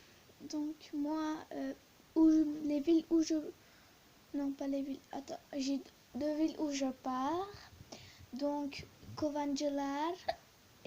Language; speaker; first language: French; early bilingual, other home language; Turkish